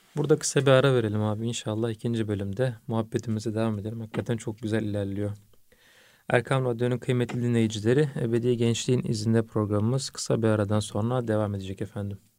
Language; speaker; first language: Turkish; native; Turkish